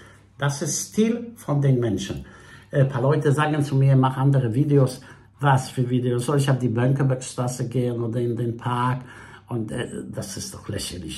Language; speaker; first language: German; non-native, fluent; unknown